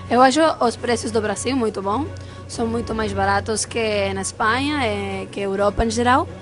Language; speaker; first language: Portuguese; non-native, learner; Spanish